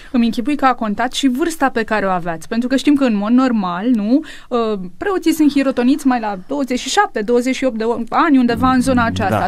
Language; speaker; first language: Romanian; native; Romanian